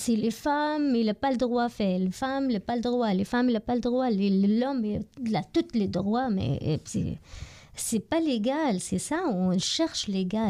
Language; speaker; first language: French; non-native, learner; Arabic